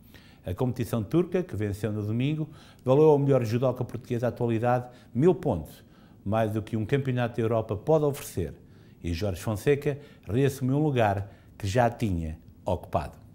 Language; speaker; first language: Portuguese; native; Portuguese